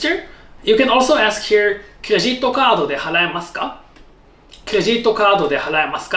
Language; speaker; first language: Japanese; non-native, fluent; English